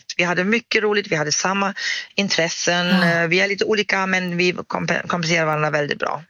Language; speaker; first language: Swedish; non-native, fluent; German